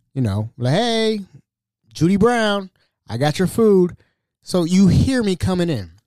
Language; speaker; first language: English; native; English